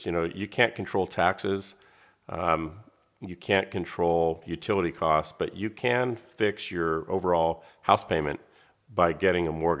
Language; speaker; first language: English; native; English